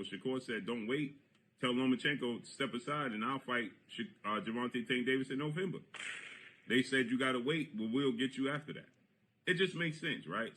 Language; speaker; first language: English; native; English